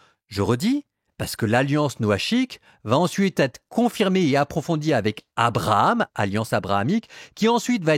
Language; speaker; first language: French; native; French